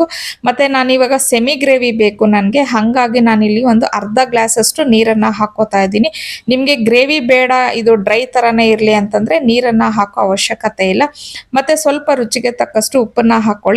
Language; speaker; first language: Kannada; native; Kannada